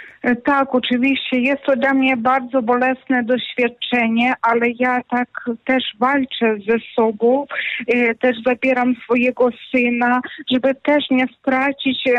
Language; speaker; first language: Polish; non-native, fluent; Ukrainian